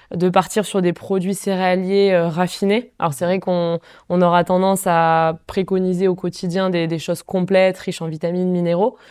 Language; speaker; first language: French; native; French